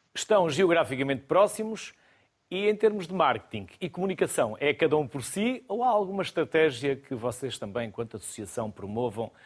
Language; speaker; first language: Portuguese; native; Portuguese